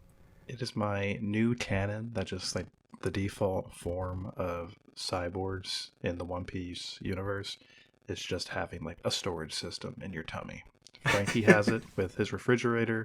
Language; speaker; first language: English; native; English